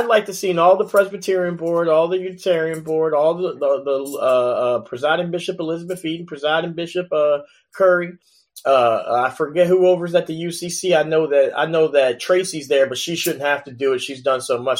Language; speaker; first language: English; native; English